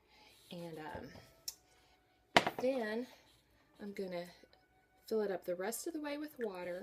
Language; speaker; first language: English; native; English